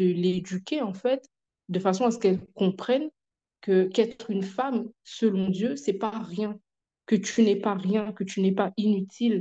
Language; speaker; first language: French; native; French